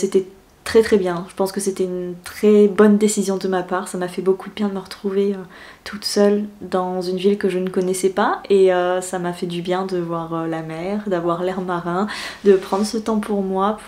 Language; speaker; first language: French; native; French